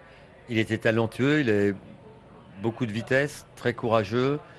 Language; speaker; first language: French; native; French